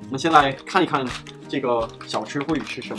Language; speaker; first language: Chinese; non-native, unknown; Danish